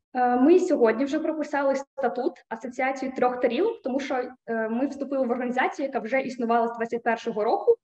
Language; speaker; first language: Ukrainian; native; Ukrainian